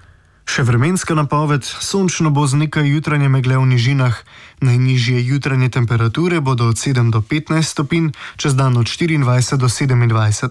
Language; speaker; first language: Slovenian; native; Slovenian